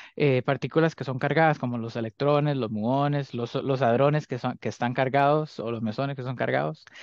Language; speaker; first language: Spanish; early bilingual, heritage; Spanish